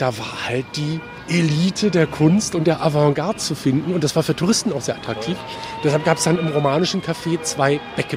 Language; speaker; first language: German; native; German